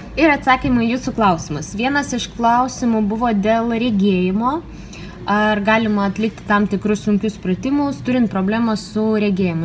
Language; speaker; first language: Lithuanian; non-native, local second language; Russian